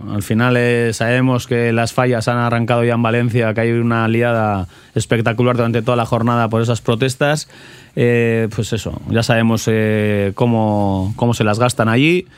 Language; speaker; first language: Spanish; native; Spanish